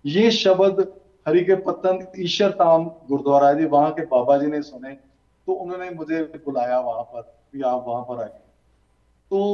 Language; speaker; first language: Hindi; native; Hindi